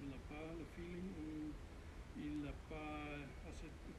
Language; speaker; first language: French; non-native, fluent; Dutch